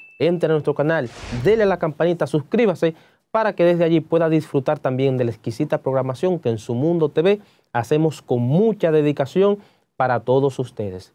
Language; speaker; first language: Spanish; native; Spanish